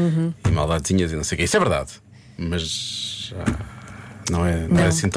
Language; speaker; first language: Portuguese; native; Portuguese